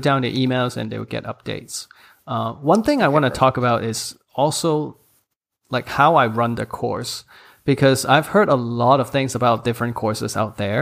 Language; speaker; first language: English; non-native, local second language; Cantonese